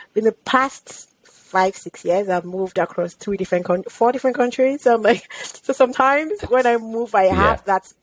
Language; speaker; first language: English; non-native, local second language; Yoruba